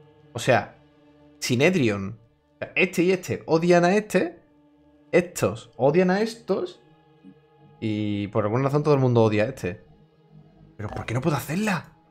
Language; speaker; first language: Spanish; native; Spanish